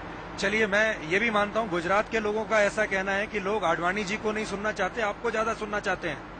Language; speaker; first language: Hindi; native; Hindi